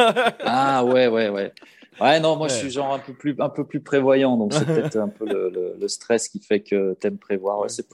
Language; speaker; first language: French; native; French